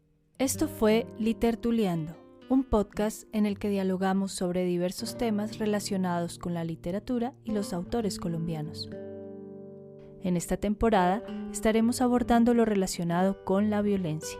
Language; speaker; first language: Spanish; native; Spanish